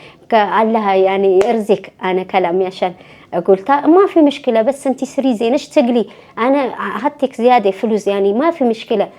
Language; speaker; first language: Arabic; non-native, learner; Amharic